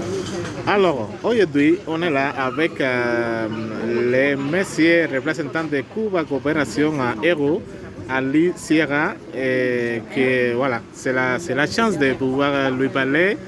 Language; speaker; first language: French; non-native, learner; Spanish